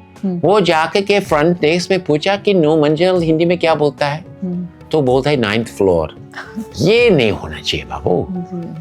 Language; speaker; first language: Hindi; non-native, fluent; English